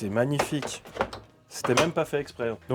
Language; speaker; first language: French; native; French